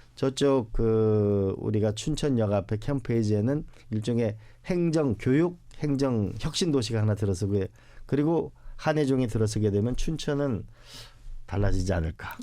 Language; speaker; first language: Korean; native; Korean